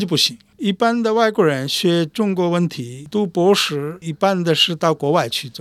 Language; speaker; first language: Chinese; non-native, fluent; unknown